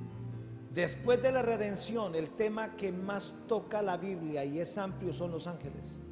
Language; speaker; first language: Spanish; native; Spanish